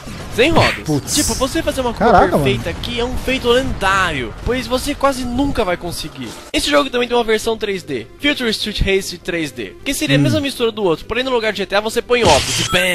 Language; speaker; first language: Portuguese; native; Portuguese